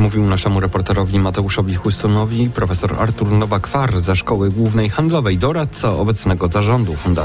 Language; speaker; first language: Polish; native; Polish